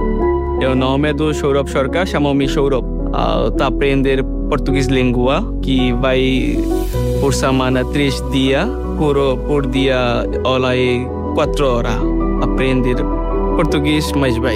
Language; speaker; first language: Portuguese; non-native, learner; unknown